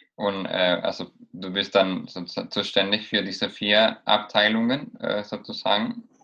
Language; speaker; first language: German; non-native, fluent; Spanish